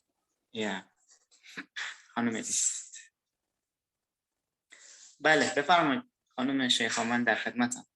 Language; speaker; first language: Persian; non-native, fluent; Indonesian